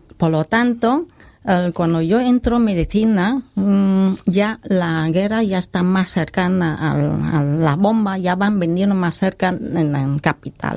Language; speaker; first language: Spanish; non-native, learner; Khmer